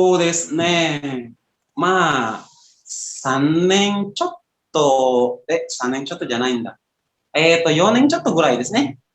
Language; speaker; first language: Japanese; non-native, fluent; Indonesian